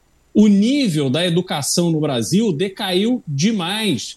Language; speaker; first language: Portuguese; native; Portuguese